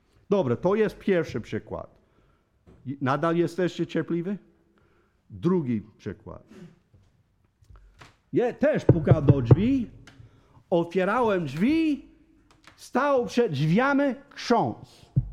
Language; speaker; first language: Polish; non-native, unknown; English